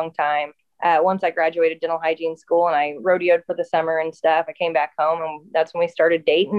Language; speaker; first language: English; native; English